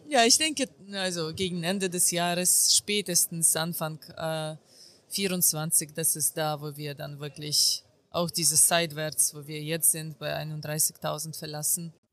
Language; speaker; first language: German; non-native, fluent; Ukrainian